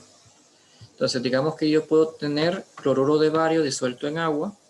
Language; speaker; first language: Spanish; native; Spanish